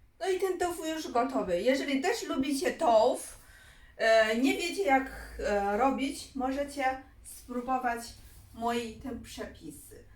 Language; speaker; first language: Polish; non-native, learner; Chinese